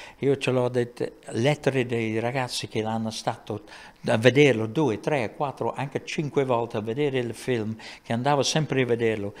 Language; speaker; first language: Italian; non-native, fluent; English